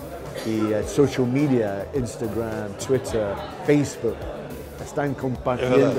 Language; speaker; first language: Spanish; non-native, learner; English